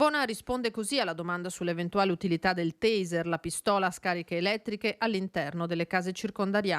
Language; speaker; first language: Italian; native; Italian